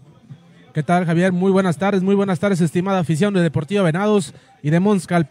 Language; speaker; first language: Spanish; native; Spanish